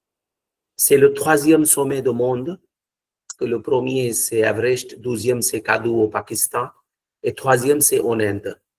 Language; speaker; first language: French; non-native, fluent; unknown